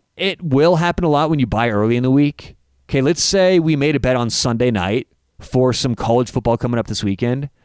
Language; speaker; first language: English; native; English